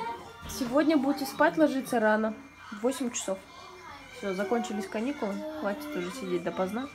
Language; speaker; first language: Russian; native; Russian